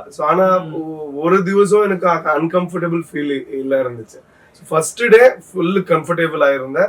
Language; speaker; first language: Tamil; non-native, learner; Tulu